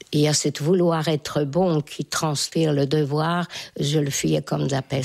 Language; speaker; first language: French; non-native, fluent; Hungarian